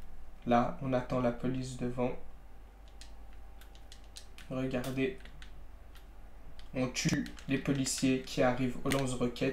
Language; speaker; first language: French; native; French